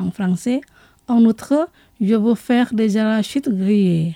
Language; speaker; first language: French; non-native, local second language; Indonesian